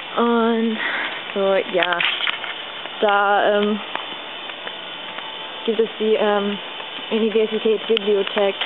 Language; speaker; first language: German; non-native, learner; English